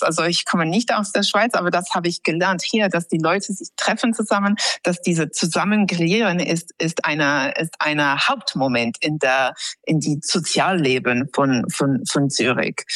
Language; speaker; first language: German; non-native, fluent; English